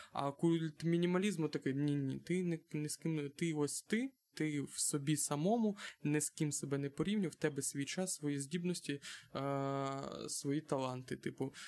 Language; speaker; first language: Ukrainian; non-native, local second language; Russian